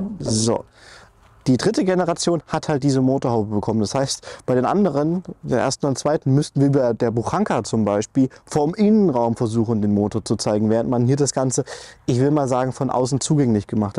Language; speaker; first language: German; native; German